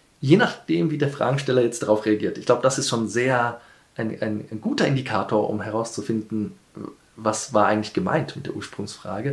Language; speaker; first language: German; early bilingual, heritage; German